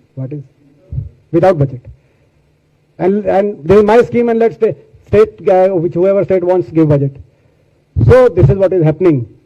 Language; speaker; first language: English; non-native, local second language; Hindi